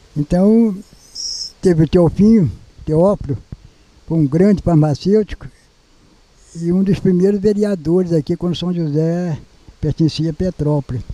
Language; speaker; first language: Portuguese; native; Portuguese